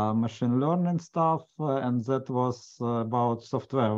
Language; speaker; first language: English; non-native, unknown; Ukrainian